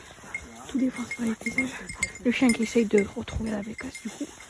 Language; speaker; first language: French; native; French